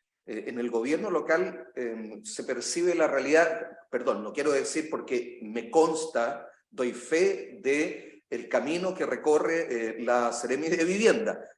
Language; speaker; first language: Spanish; native; Spanish